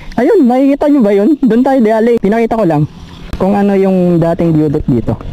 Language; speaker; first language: Filipino; non-native, local second language; Iloko